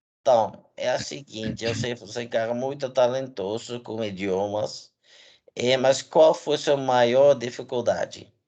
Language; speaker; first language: Portuguese; non-native, learner; English